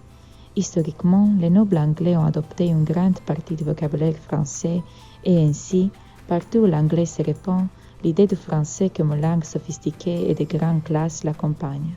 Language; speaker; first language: French; non-native, fluent; Romanian